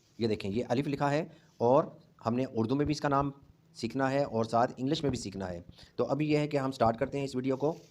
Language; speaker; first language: Urdu; non-native, local second language; Punjabi